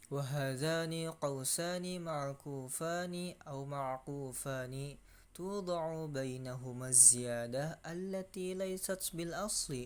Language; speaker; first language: Arabic; non-native, learner; Indonesian